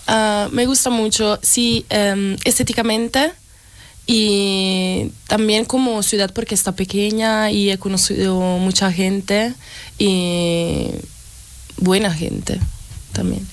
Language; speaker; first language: Spanish; non-native, learner; Italian